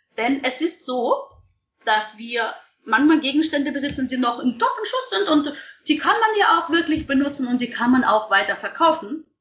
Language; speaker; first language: German; non-native, fluent; Russian